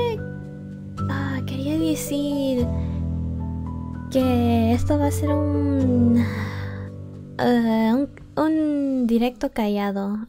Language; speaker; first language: Spanish; early bilingual, heritage; English